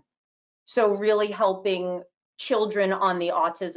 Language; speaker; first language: English; native; English